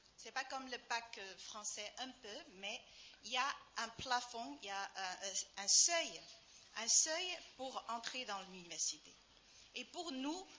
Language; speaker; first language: French; non-native, fluent; Chinese